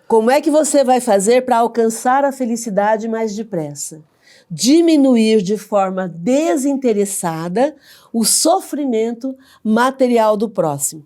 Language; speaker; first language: Portuguese; native; Portuguese